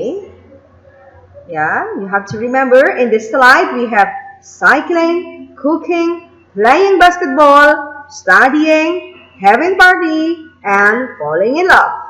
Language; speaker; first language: English; non-native, fluent; Indonesian